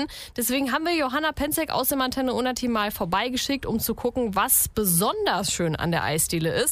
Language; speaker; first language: German; native; German